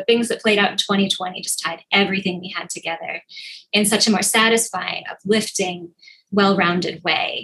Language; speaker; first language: English; native; English